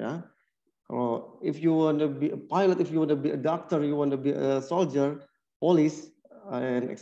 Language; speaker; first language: English; non-native, learner; Indonesian